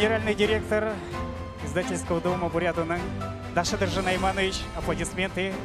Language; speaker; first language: Russian; native; Russian